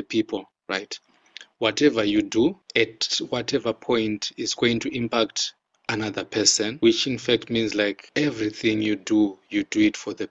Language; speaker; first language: English; non-native, local second language; Shona